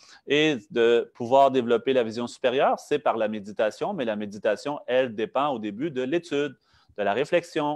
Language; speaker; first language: French; native; French